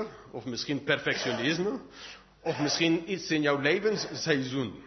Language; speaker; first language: Dutch; non-native, fluent; English